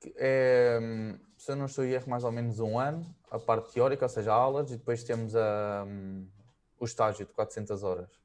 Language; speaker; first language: Portuguese; native; Portuguese